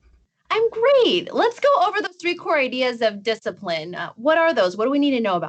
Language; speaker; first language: English; native; English